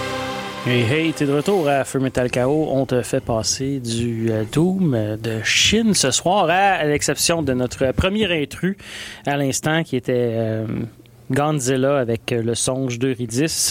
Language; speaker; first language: French; native; French